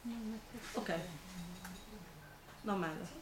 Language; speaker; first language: English; non-native, fluent; Italian